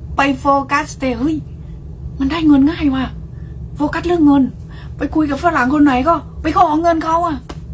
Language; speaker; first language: Thai; native; Thai